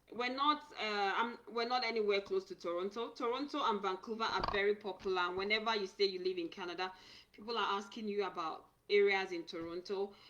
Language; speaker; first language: English; non-native, local second language; Yoruba